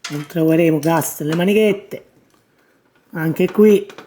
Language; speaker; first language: Italian; native; Italian